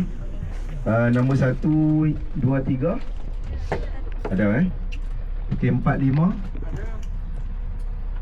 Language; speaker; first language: Malay; native; Malay